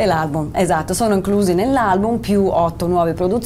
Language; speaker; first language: Italian; native; Italian